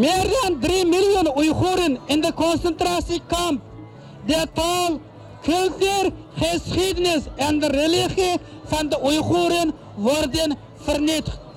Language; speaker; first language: Dutch; non-native, learner; Uyghur